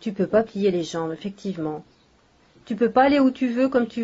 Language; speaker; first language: French; native; French